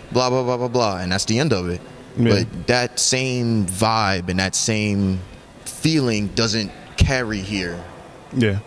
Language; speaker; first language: English; native; English